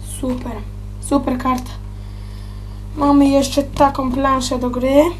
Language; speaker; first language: Polish; native; Polish